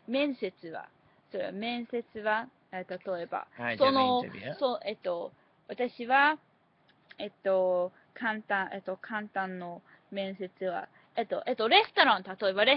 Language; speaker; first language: Japanese; non-native, learner; English